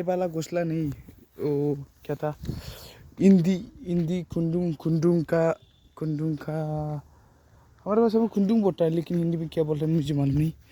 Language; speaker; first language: Hindi; non-native, local second language; Bodo